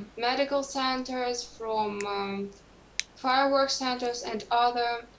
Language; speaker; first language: English; non-native, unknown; Russian